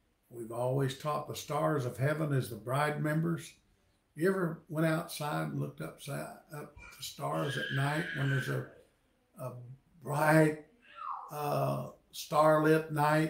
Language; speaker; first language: English; native; English